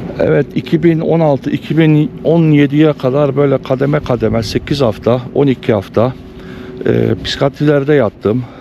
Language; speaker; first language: Turkish; early bilingual, heritage; Turkish